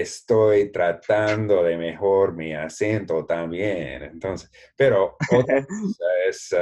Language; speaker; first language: Spanish; non-native, learner; English